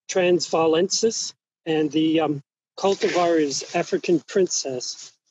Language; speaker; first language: English; native; English